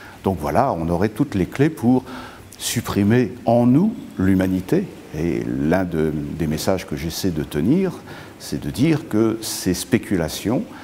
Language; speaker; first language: French; native; French